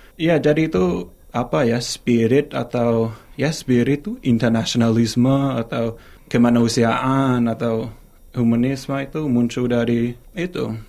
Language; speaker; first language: Indonesian; non-native, fluent; English